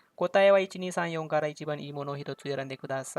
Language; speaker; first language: Japanese; non-native, fluent; Hindi